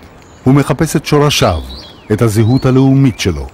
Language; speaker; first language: Hebrew; native; Hebrew